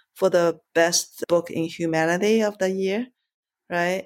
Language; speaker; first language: English; non-native, fluent; Chinese